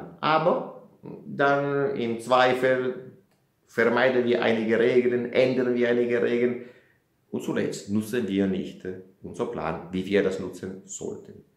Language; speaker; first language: German; non-native, fluent; Italian